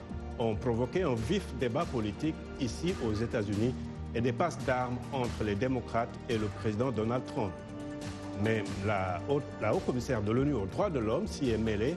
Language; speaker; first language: French; native; French